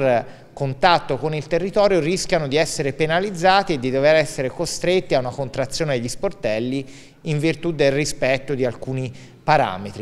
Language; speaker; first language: Italian; native; Italian